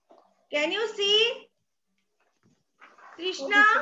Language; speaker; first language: English; non-native, learner; Bangla